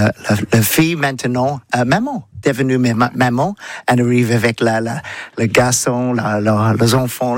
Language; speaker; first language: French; non-native, learner; English